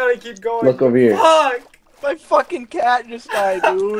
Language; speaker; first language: English; native; English